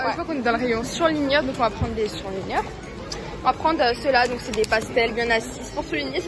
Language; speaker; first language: French; native; French